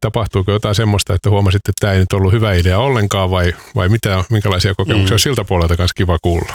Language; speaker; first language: Finnish; native; Finnish